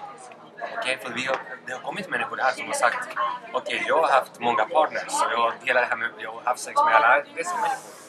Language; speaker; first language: Swedish; non-native, fluent; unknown